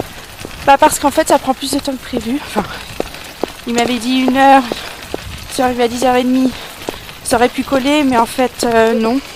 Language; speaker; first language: French; native; French